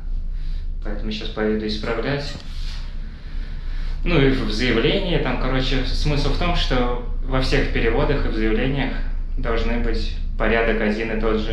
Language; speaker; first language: Russian; native; Russian